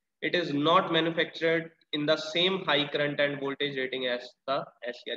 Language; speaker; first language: English; non-native, local second language; Hindi